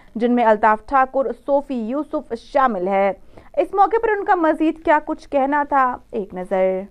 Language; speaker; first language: Urdu; non-native, local second language; Kashmiri